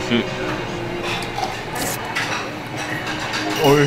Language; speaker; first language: Chinese; non-native, learner; Japanese